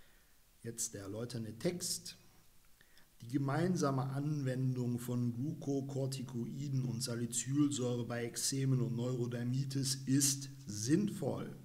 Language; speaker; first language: German; native; German